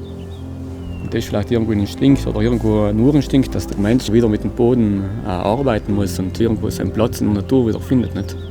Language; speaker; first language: German; native; German